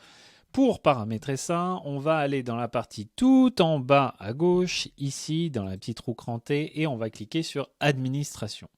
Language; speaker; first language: French; native; French